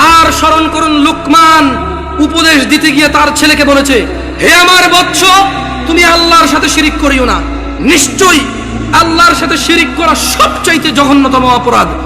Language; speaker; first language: Bangla; early bilingual, heritage; Bangla